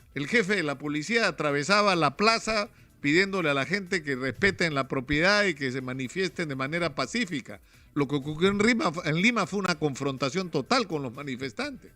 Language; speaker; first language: Spanish; native; Spanish